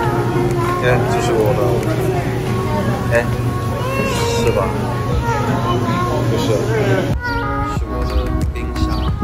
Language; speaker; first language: Chinese; non-native, fluent; English